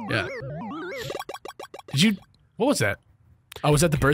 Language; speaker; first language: English; native; English